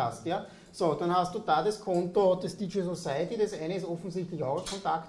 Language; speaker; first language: German; native; German